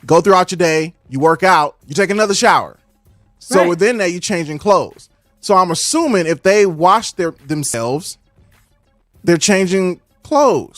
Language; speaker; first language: English; native; English